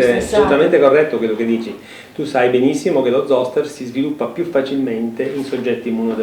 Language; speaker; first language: Italian; native; Italian